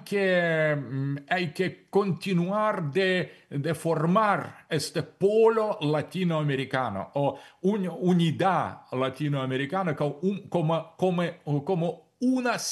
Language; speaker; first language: Spanish; non-native, fluent; Russian